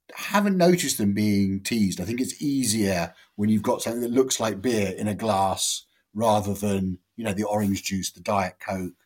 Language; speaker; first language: English; native; English